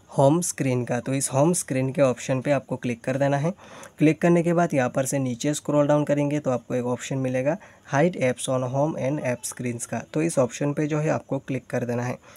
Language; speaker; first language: Hindi; native; Hindi